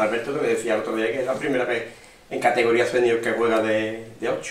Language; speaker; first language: Spanish; native; Spanish